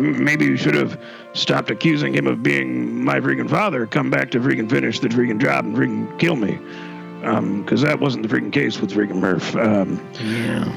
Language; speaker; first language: English; native; English